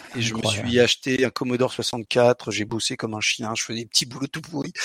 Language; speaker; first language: French; early bilingual, other home language; Portuguese